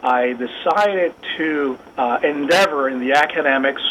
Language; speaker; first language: English; non-native, fluent; Spanish